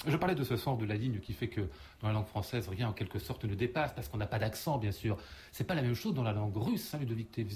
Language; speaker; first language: French; native; French